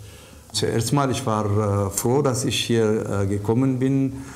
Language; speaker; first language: German; non-native, fluent; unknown